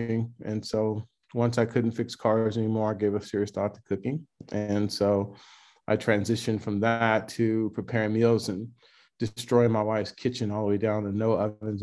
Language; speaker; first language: English; native; English